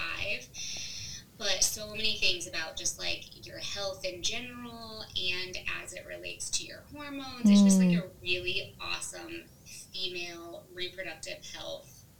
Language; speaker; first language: English; native; English